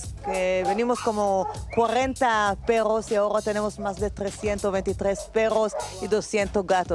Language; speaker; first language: Spanish; non-native, learner; Hebrew